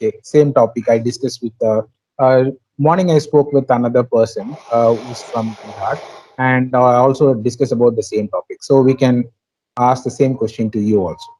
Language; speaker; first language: English; non-native, local second language; Tamil